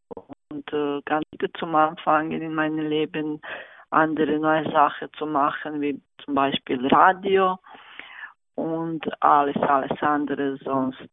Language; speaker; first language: German; non-native, fluent; Serbian